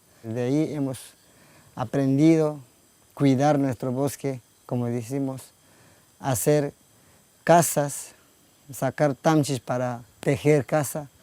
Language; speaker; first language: Spanish; non-native, local second language; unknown